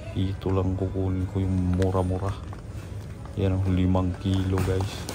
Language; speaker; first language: Filipino; non-native, local second language; Cebuano